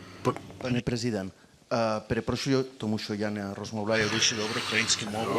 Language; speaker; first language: Ukrainian; non-native, learner; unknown